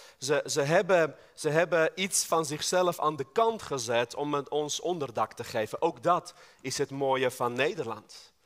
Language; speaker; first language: Dutch; non-native, fluent; Armenian